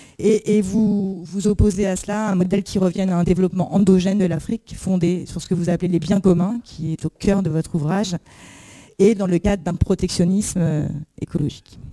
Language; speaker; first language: French; native; French